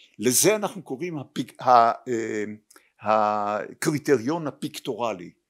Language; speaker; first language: Hebrew; native; Hebrew